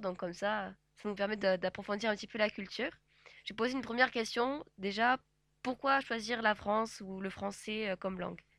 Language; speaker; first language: French; native; French